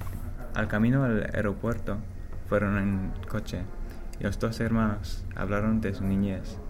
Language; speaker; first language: Spanish; non-native, learner; English